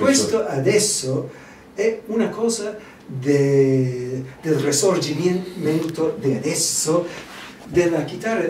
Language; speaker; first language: Italian; non-native, fluent; English